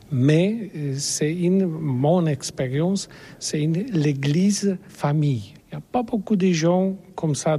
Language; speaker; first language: French; non-native, learner; Polish